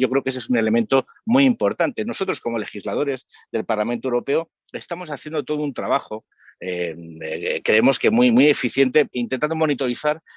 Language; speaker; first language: Spanish; native; Spanish